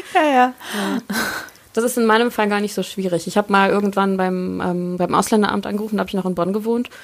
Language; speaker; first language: German; early bilingual, other home language; Polish